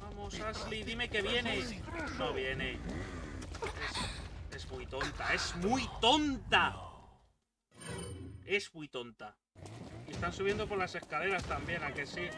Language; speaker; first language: Spanish; native; Spanish